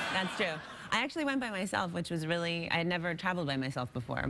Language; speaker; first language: English; native; English